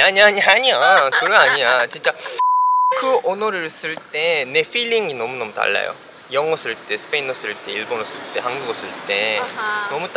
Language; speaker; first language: Korean; non-native, fluent; Japanese